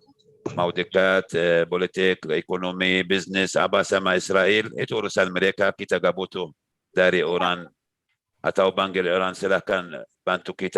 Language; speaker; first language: Indonesian; non-native, learner; Arabic